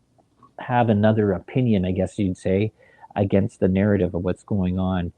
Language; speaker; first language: English; native; English